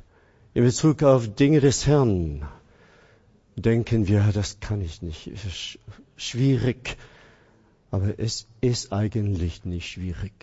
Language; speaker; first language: German; non-native, fluent; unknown